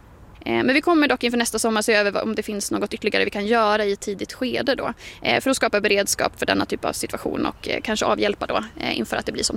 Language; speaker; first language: Swedish; native; Swedish